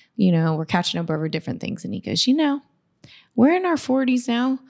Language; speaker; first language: English; early bilingual, other home language; Filipino